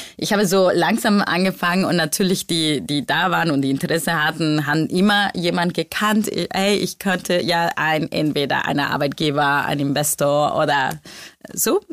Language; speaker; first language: German; non-native, fluent; Spanish